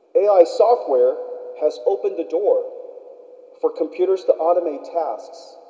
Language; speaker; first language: English; early bilingual, other home language; Min Nan Chinese